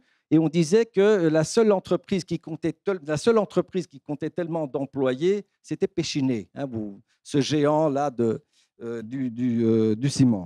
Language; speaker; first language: French; non-native, fluent; Greek